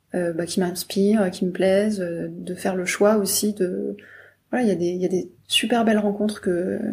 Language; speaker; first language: French; native; French